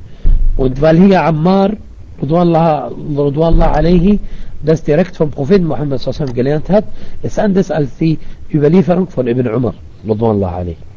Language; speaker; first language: German; non-native, fluent; Arabic